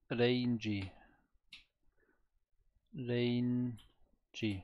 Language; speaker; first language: Korean; non-native, learner; German